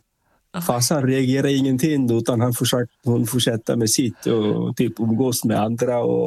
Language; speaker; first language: Swedish; non-native, fluent; Vietnamese